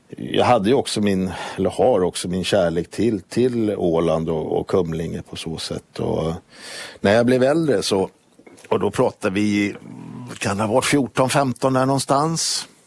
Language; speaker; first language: Swedish; native; Swedish